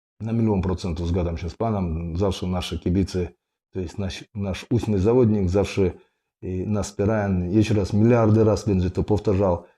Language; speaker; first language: Polish; non-native, fluent; Russian